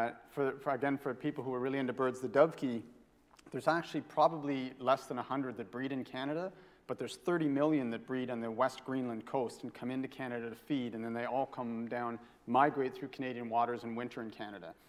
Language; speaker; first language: English; native; English